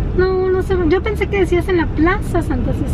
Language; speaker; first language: Spanish; native; Spanish